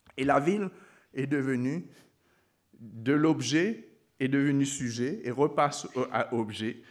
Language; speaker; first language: French; non-native, local second language; Morisyen